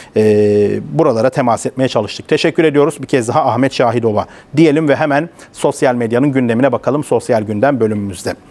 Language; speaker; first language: Turkish; native; Turkish